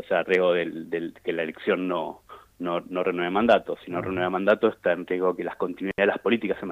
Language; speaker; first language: Spanish; native; Spanish